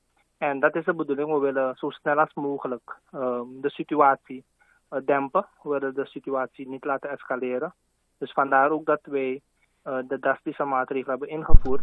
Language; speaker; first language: Dutch; native; Dutch